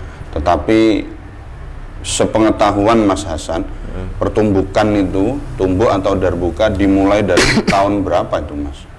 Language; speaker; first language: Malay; non-native, local second language; Javanese